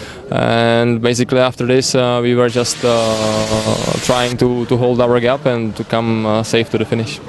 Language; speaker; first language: English; non-native, fluent; Czech